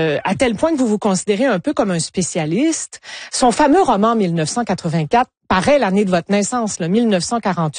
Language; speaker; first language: French; native; French